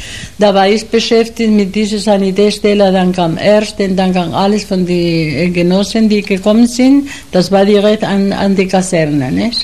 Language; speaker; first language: German; non-native, fluent; Spanish